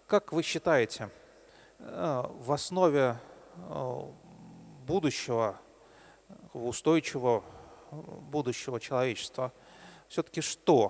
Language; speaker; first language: Russian; native; Russian